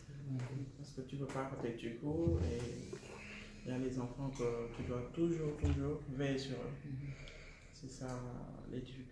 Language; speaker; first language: French; non-native, local second language; Wolof